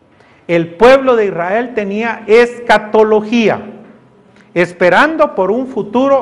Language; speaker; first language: Spanish; native; Spanish